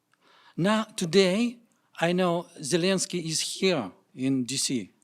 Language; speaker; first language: English; non-native, learner; Russian